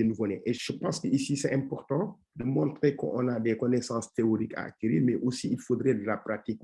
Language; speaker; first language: French; non-native, local second language; Wolof